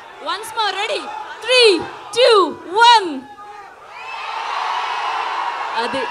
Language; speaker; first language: Telugu; native; Telugu